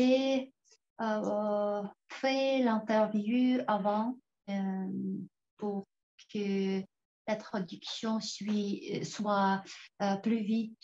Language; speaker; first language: French; non-native, fluent; Tuvinian